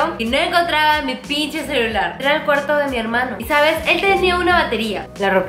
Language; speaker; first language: Spanish; native; Spanish